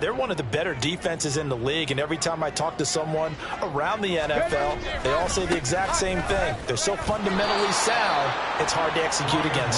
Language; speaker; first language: English; native; English